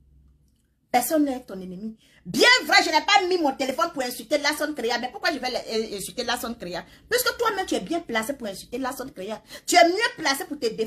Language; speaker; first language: French; non-native, local second language; Baoulé